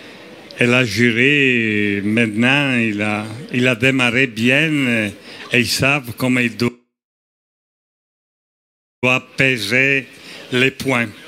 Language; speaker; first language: French; non-native, fluent; Italian